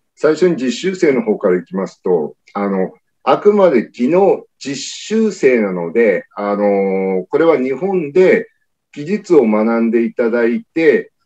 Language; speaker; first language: Japanese; native; Japanese